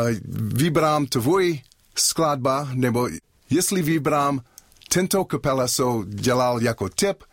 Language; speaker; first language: Czech; non-native, learner; English